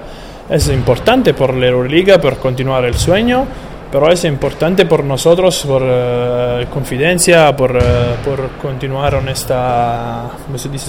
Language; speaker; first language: Spanish; non-native, learner; Italian